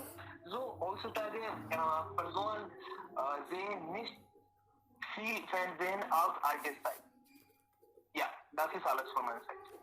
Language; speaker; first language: German; non-native, learner; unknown